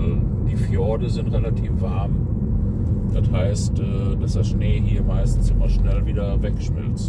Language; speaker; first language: German; native; German